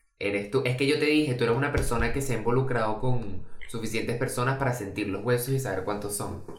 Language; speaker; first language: Spanish; native; Spanish